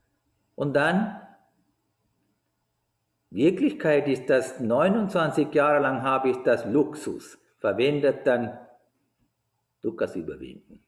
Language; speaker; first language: German; non-native, fluent; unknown